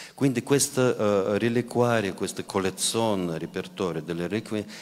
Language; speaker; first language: Italian; non-native, fluent; Russian